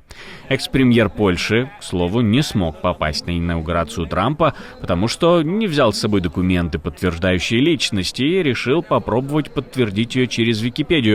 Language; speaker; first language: Russian; native; Russian